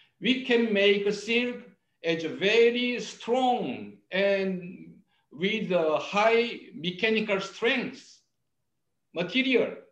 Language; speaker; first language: English; non-native, learner; Korean